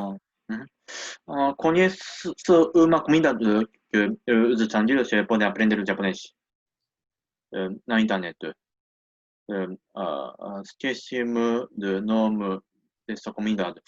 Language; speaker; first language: Portuguese; non-native, learner; Japanese